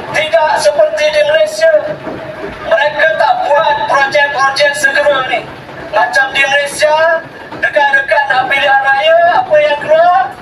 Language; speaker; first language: Malay; native; Malay